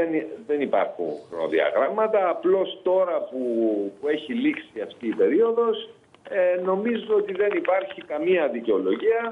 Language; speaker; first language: Greek; native; Greek